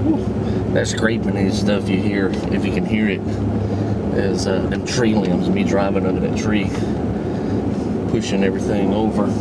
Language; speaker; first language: English; native; English